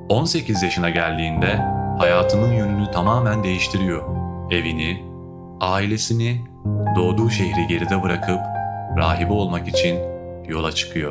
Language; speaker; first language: Turkish; native; Turkish